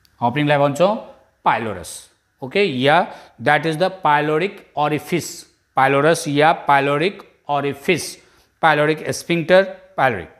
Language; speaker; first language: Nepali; non-native, local second language; Bhojpuri